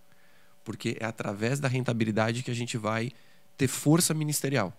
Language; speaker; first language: Portuguese; native; Portuguese